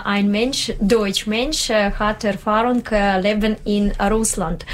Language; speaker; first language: German; non-native, learner; Russian